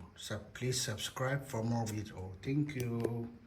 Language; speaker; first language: English; non-native, learner; Khmer